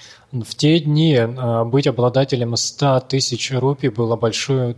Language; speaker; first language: Russian; native; Russian